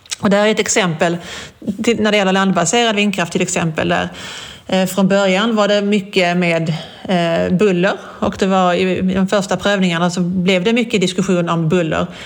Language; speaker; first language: Swedish; native; Swedish